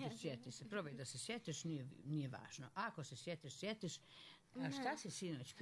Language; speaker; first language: Serbian; native; Serbian